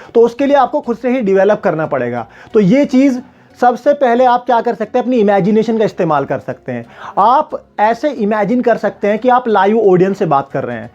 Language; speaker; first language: Hindi; native; Hindi